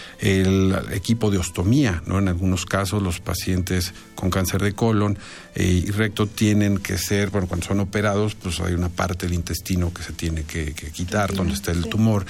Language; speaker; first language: Spanish; native; Spanish